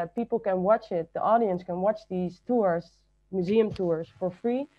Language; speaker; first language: English; non-native, fluent; Dutch